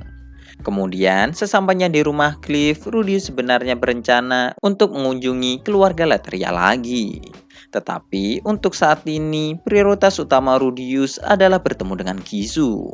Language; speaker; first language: Indonesian; native; Indonesian